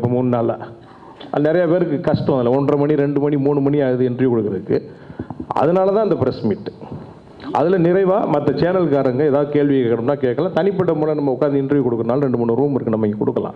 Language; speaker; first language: Tamil; native; Tamil